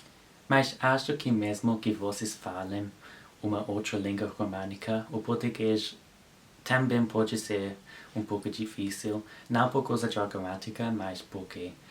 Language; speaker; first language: Portuguese; non-native, learner; English